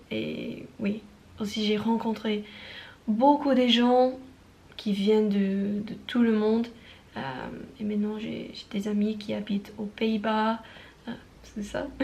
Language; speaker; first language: French; non-native, learner; English